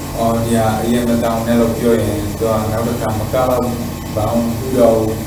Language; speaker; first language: Burmese; non-native, fluent; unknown